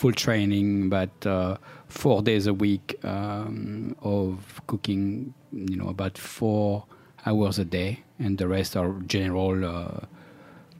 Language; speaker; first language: English; non-native, fluent; French